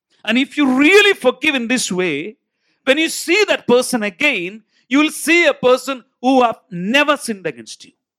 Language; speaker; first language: English; non-native, local second language; Malayalam